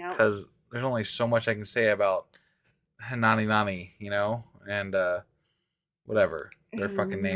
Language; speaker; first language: English; native; English